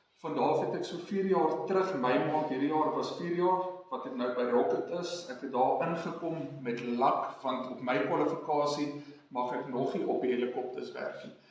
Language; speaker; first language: Afrikaans; non-native, local second language; English